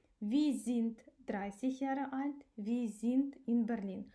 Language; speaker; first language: German; non-native, fluent; Ukrainian